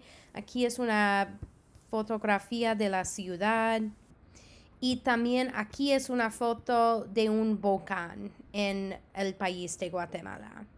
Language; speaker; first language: Spanish; non-native, fluent; English